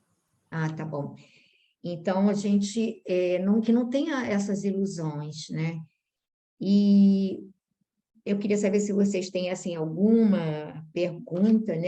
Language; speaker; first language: Portuguese; native; Portuguese